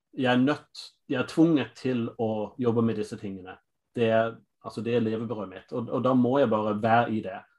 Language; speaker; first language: Norwegian; non-native, fluent; English